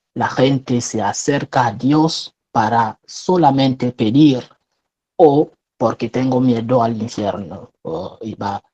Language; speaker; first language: Spanish; non-native, fluent; French